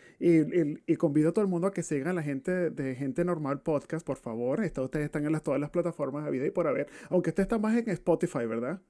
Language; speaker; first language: Spanish; native; Spanish